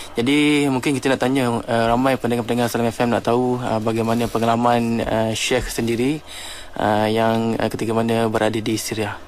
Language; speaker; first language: Malay; native; Malay